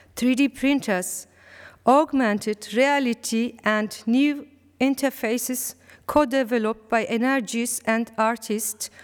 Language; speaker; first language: English; non-native, learner; Turkish